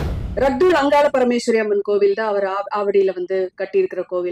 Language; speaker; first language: Tamil; native; Tamil